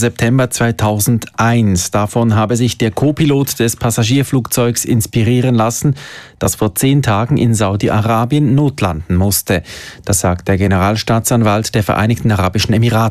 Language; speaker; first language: German; native; German